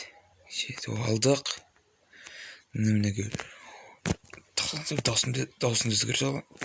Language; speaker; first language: Kazakh; native; Kazakh